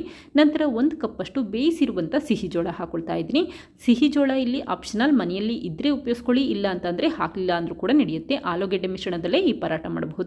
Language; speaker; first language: Kannada; native; Kannada